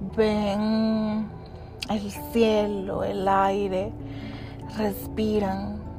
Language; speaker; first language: Spanish; early bilingual, heritage; Spanish